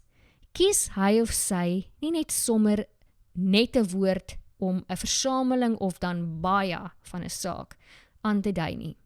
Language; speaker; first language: Afrikaans; native; Afrikaans